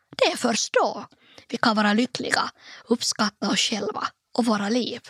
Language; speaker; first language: Swedish; native; Swedish